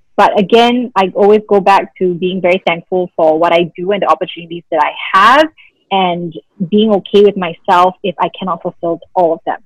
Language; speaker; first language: English; native; English